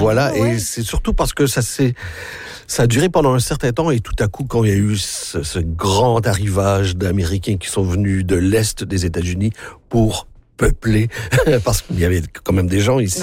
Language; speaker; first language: French; native; French